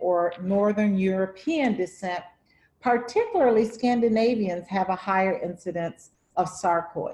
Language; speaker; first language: English; native; English